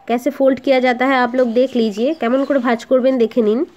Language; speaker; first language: Hindi; non-native, local second language; Bangla